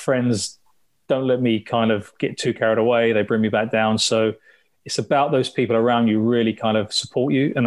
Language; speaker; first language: English; native; English